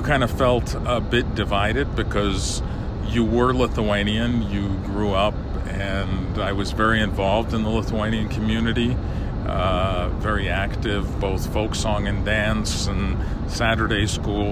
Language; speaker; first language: English; early bilingual, other home language; Lithuanian